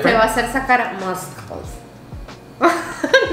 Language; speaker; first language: Spanish; native; Spanish